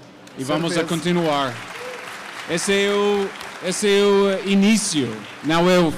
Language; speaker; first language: Portuguese; non-native, fluent; English